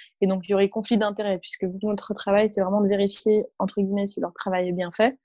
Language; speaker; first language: French; early bilingual, other home language; Arabic